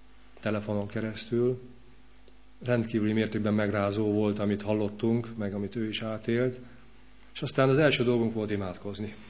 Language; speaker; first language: Hungarian; native; Hungarian